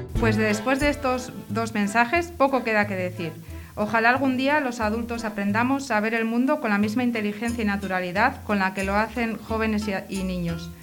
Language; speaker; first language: Spanish; native; Spanish